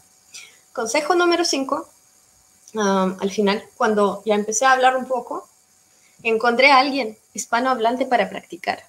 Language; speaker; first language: Spanish; non-native, fluent; Russian